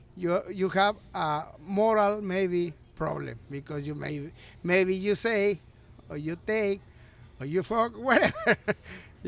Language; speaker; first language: English; non-native, learner; Spanish